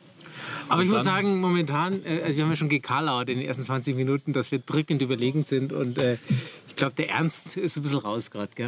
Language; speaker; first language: German; native; German